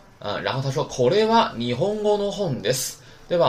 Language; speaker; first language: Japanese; non-native, fluent; Chinese